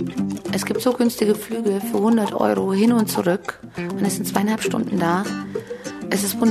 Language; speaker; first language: German; early bilingual, other home language; Turkish